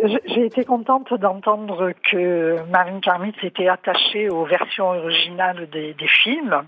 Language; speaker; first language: French; non-native, fluent; Romanian